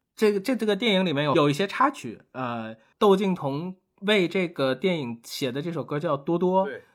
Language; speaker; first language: Chinese; native; Chinese